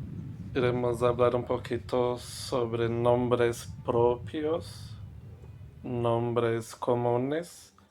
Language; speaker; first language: Spanish; non-native, fluent; Portuguese